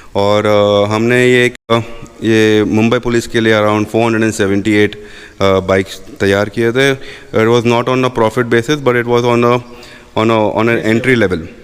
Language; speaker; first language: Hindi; non-native, local second language; Marathi